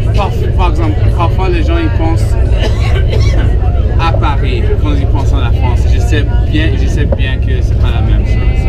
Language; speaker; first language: French; non-native, fluent; English